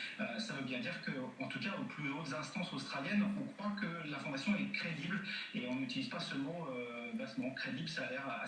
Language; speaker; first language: French; native; French